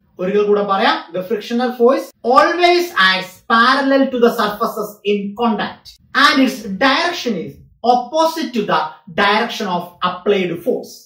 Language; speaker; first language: English; non-native, local second language; Malayalam